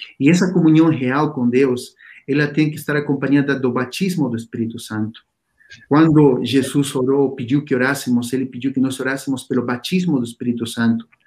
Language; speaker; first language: Portuguese; non-native, fluent; Spanish